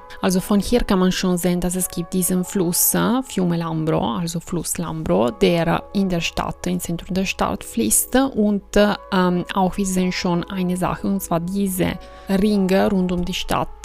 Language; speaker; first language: German; non-native, fluent; Italian